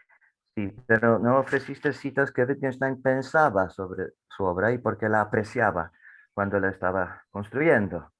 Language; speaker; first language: Spanish; non-native, fluent; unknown